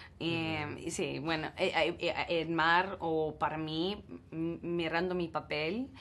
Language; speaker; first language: Spanish; non-native, learner; English